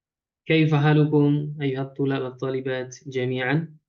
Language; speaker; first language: Arabic; non-native, fluent; Indonesian